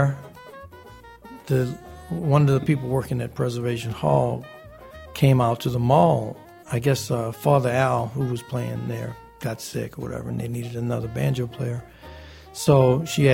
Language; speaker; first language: English; native; English